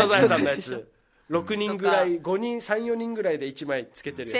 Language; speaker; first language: Japanese; native; Japanese